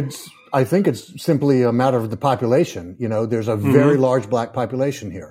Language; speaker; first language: English; native; English